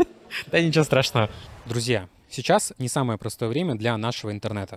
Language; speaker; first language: Russian; native; Russian